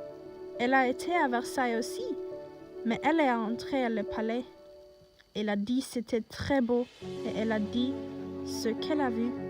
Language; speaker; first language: French; non-native, learner; Norwegian